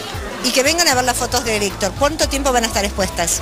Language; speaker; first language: Spanish; native; Spanish